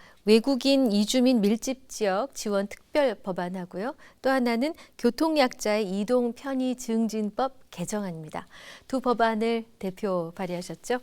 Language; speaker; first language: Korean; native; Korean